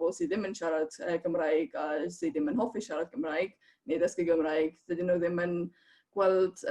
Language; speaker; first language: Welsh; non-native, fluent; Estonian